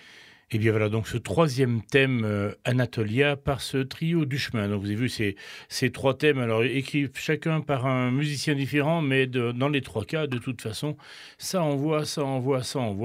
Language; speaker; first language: French; native; French